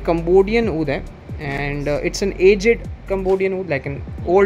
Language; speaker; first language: English; non-native, local second language; Hindi